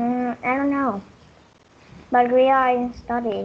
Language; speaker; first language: English; non-native, learner; Vietnamese